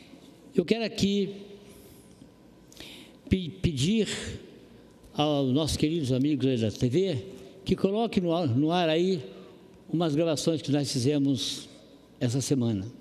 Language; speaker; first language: Portuguese; native; Portuguese